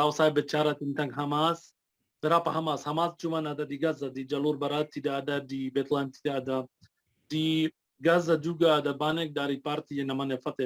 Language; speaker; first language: Indonesian; non-native, fluent; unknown